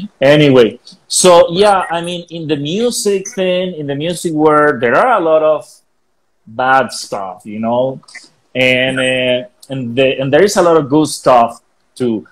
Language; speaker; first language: English; non-native, fluent; Spanish